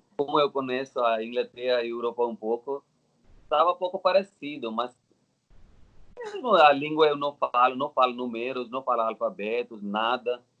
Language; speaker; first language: Portuguese; non-native, learner; Telugu